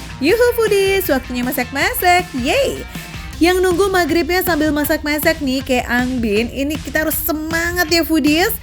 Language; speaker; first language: Indonesian; native; Indonesian